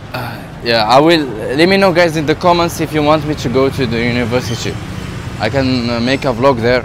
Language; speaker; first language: English; non-native, learner; Arabic